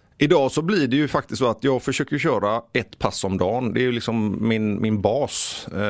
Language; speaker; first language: Swedish; native; Swedish